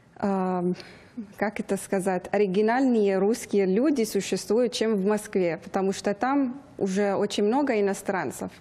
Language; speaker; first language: Russian; non-native, fluent; Persian